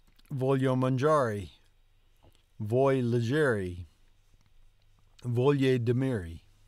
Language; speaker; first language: Italian; non-native, learner; English